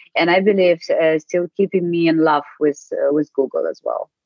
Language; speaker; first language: English; non-native, fluent; Ukrainian